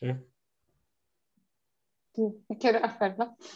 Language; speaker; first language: Spanish; non-native, learner; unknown